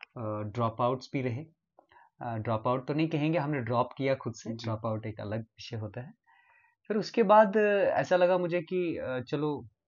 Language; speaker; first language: Hindi; non-native, local second language; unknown